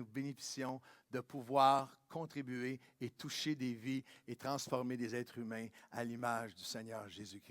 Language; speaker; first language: French; native; French